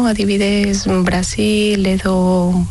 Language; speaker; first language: Basque; non-native, learner; Spanish